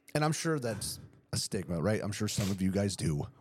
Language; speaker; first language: English; native; English